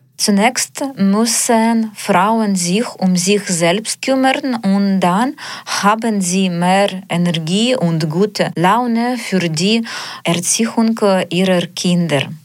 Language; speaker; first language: German; non-native, learner; Ukrainian